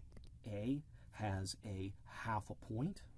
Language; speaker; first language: English; native; English